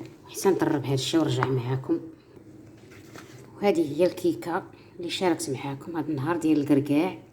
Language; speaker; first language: Arabic; native; Arabic